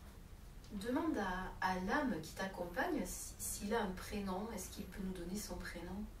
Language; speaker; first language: French; native; French